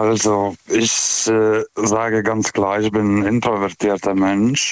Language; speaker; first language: German; non-native, fluent; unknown